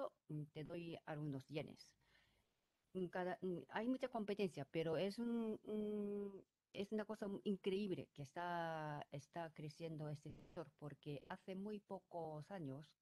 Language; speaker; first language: Spanish; non-native, fluent; Japanese